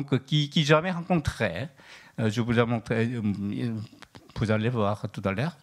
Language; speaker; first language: French; non-native, learner; Korean